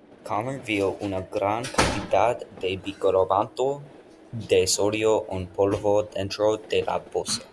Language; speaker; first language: Spanish; non-native, learner; English